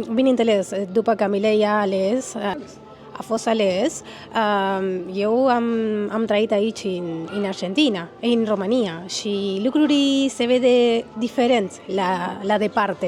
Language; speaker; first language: Romanian; non-native, learner; Spanish